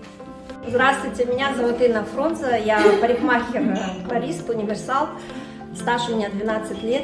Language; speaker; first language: Russian; native; Russian